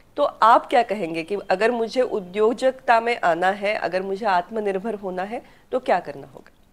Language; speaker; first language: Hindi; non-native, local second language; Marathi